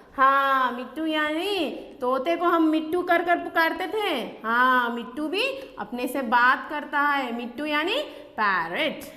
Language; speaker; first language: Hindi; native; Hindi